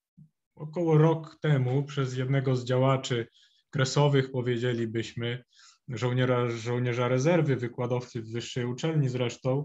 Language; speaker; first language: Polish; native; Polish